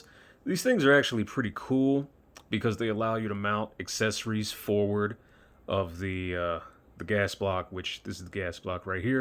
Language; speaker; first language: English; native; English